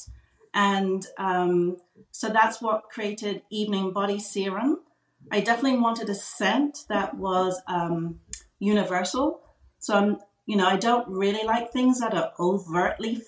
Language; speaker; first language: English; native; English